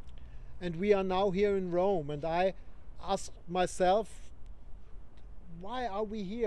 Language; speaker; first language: English; non-native, fluent; German